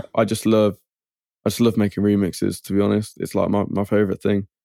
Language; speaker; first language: English; native; English